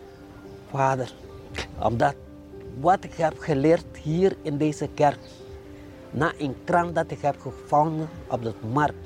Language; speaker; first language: Dutch; non-native, fluent; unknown